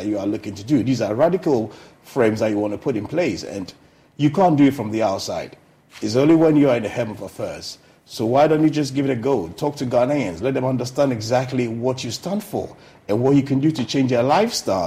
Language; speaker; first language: English; non-native, local second language; Akan